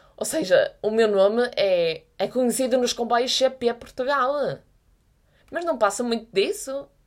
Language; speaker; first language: Portuguese; native; Portuguese